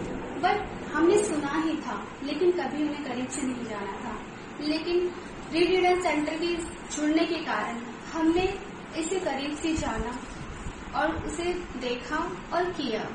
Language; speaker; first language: Hindi; native; Hindi